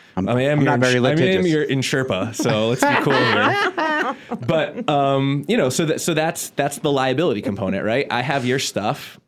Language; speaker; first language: English; native; English